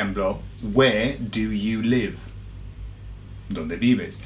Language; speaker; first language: Spanish; non-native, fluent; English